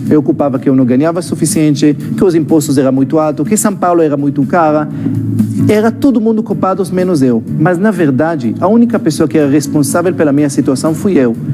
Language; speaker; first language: Portuguese; non-native, fluent; Hebrew